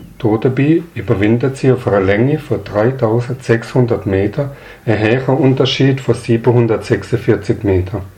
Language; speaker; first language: German; native; German